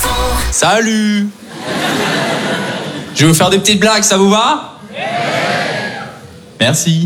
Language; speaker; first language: French; native; French